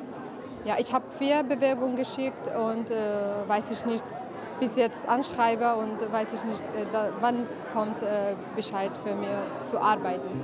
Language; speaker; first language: German; non-native, learner; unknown